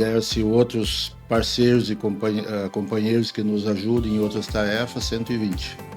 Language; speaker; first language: Portuguese; native; Portuguese